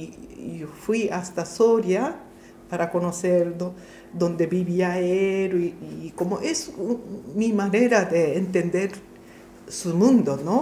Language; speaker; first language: Spanish; non-native, fluent; Japanese